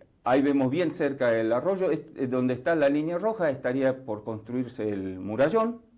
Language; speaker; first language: Spanish; native; Spanish